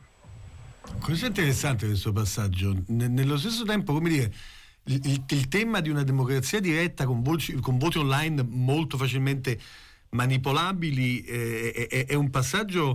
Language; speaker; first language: Italian; native; Italian